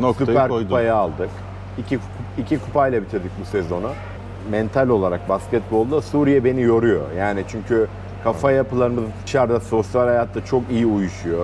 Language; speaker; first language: Turkish; native; Turkish